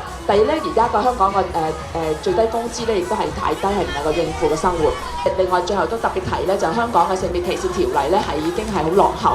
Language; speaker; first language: Cantonese; native; Cantonese